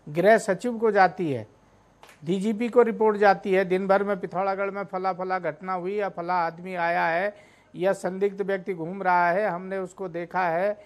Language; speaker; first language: Hindi; native; Hindi